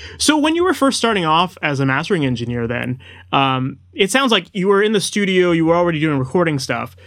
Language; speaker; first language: English; native; English